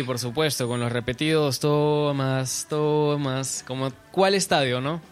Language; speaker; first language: Spanish; native; Spanish